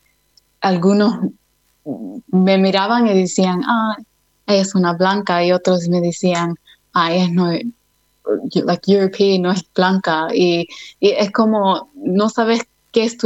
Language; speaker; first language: Spanish; early bilingual, other home language; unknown